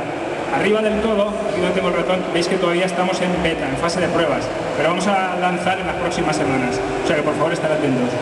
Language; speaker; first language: Spanish; native; Spanish